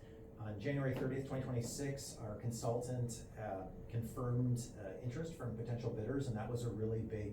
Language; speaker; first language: English; native; English